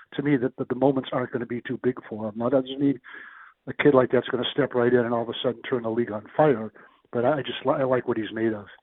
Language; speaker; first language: English; native; English